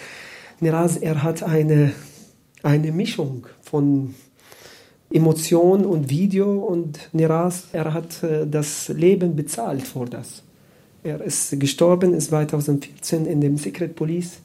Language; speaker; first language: German; non-native, learner; Arabic